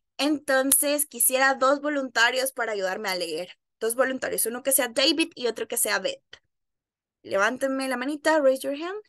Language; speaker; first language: Spanish; native; Spanish